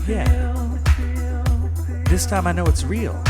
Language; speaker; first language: English; native; English